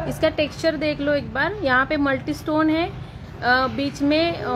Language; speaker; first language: Hindi; non-native, local second language; Marathi